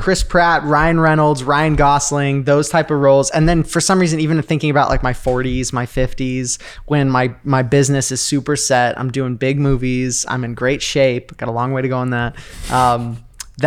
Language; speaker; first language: English; native; English